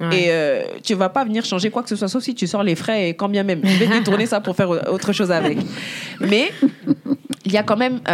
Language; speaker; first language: French; early bilingual, other home language; Bambara